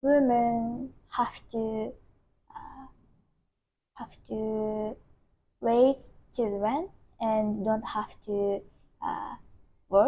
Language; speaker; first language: English; non-native, learner; Japanese